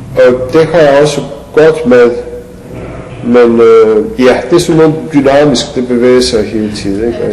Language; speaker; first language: Danish; non-native, fluent; Serbian